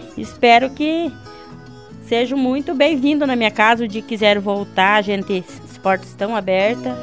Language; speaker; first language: Portuguese; native; Portuguese